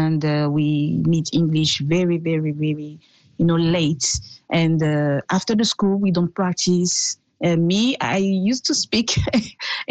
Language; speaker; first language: English; non-native, fluent; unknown